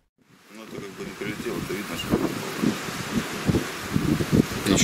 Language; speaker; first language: Russian; native; Russian